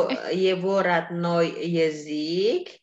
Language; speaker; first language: Russian; non-native, fluent; Indonesian